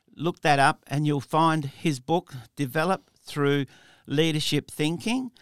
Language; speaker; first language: English; early bilingual, other home language; Italian